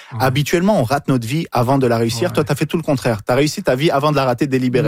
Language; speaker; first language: French; native; French